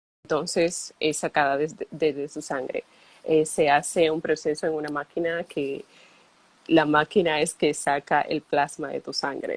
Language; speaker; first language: Spanish; early bilingual, heritage; Spanish